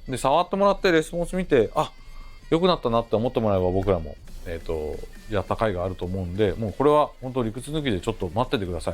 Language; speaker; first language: Japanese; native; Japanese